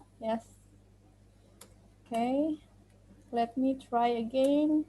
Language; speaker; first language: English; non-native, learner; Indonesian